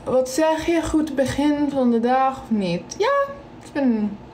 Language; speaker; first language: Dutch; early bilingual, other home language; English